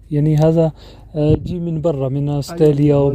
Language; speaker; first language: Arabic; non-native, learner; Urdu